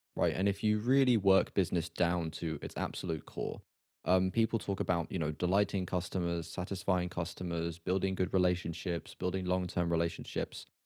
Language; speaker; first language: English; native; English